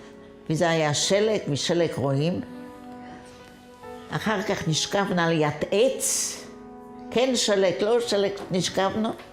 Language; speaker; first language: Hebrew; non-native, fluent; Yiddish